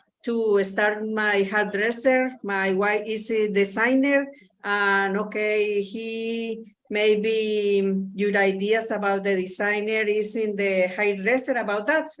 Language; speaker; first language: English; non-native, learner; Spanish